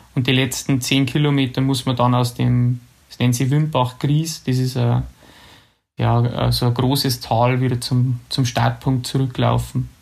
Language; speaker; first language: German; native; German